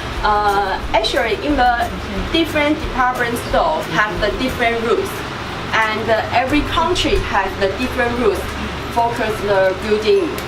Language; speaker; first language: English; non-native, learner; Chinese